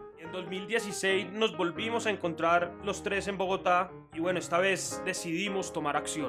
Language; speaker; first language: Spanish; native; Spanish